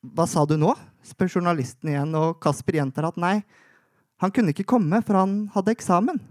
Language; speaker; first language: Norwegian; native; Norwegian